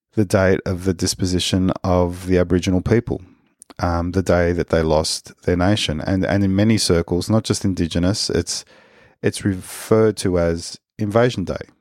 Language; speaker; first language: English; early bilingual, other home language; Spanish